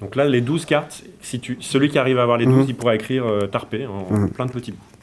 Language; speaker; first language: French; native; French